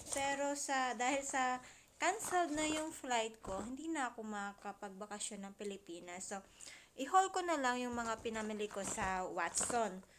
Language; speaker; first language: Filipino; native; Filipino